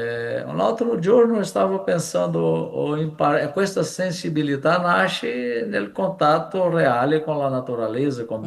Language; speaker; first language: Italian; non-native, fluent; Portuguese